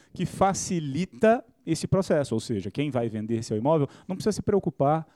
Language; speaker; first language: Portuguese; native; Portuguese